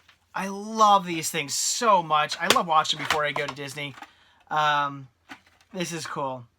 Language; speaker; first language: English; native; English